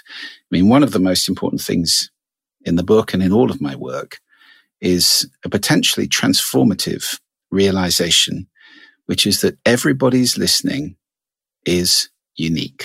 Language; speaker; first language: English; native; English